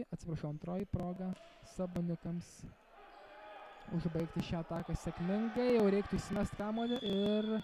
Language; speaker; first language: Lithuanian; native; Lithuanian